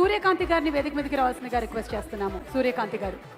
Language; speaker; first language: Telugu; native; Telugu